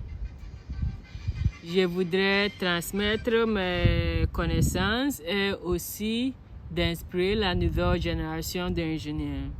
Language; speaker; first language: French; non-native, learner; Akan